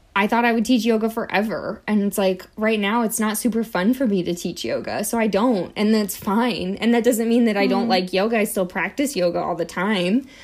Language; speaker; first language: English; native; English